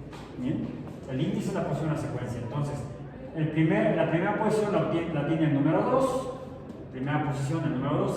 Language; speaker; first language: Spanish; native; Spanish